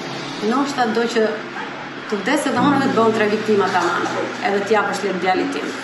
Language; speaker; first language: Albanian; native; Albanian